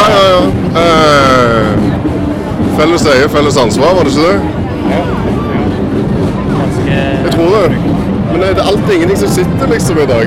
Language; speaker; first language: Norwegian; native; Norwegian